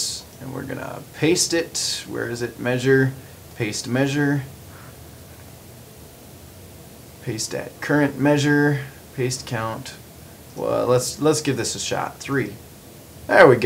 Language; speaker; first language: English; native; English